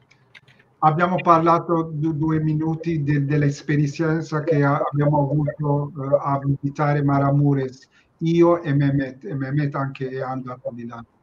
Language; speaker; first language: Italian; non-native, learner; Turkish